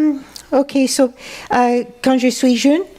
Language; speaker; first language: French; non-native, local second language; English